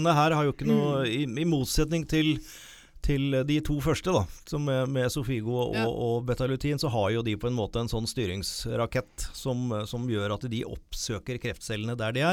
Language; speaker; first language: Norwegian; native; Norwegian